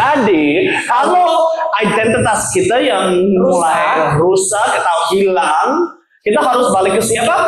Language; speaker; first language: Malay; non-native, learner; English